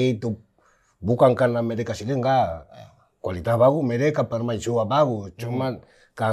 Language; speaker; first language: Indonesian; non-native, fluent; Spanish